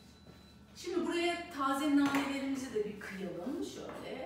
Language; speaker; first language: Turkish; native; Turkish